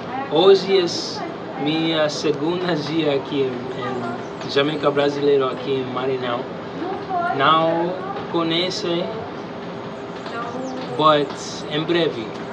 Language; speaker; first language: Portuguese; non-native, learner; English